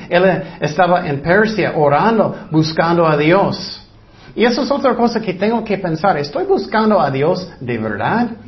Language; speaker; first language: Spanish; non-native, fluent; English